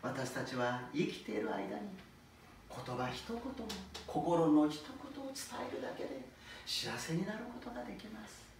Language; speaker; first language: Japanese; non-native, fluent; Korean